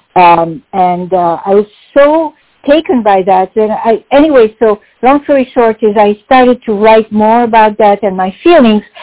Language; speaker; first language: English; non-native, fluent; French